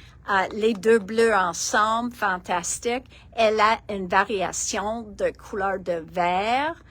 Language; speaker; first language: French; non-native, local second language; English